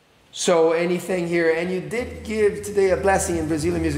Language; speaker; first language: English; non-native, fluent; Portuguese